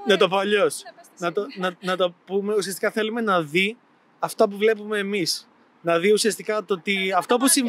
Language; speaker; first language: Greek; native; Greek